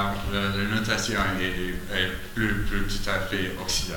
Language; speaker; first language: French; non-native, learner; English